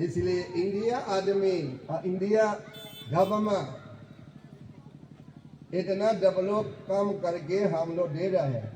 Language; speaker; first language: Hindi; non-native, fluent; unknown